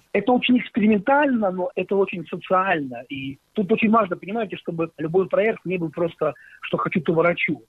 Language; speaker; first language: Russian; native; Russian